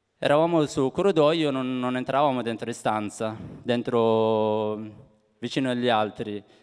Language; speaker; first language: Italian; non-native, fluent; Persian